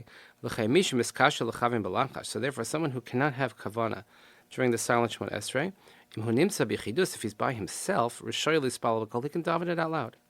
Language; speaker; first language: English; native; English